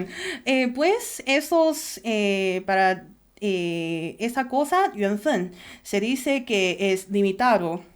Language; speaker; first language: Spanish; non-native, learner; Chinese